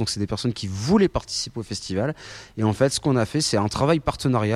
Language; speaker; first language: French; native; French